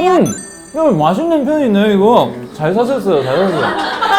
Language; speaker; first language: Korean; non-native, fluent; Chinese